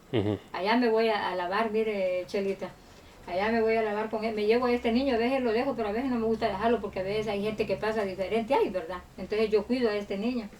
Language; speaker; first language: Spanish; native; Spanish